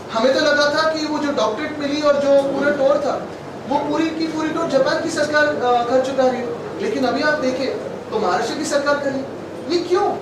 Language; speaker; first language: Hindi; non-native, local second language; Marathi